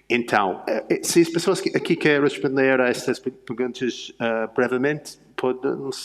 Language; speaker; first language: Portuguese; non-native, learner; English